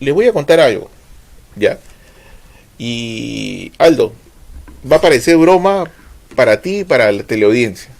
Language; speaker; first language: Spanish; native; Spanish